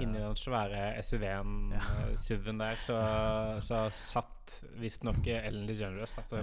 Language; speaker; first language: Norwegian; native; Norwegian